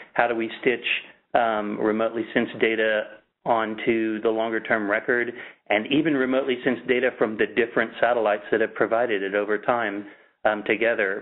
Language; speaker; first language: English; native; English